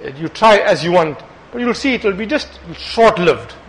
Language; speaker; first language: English; native; English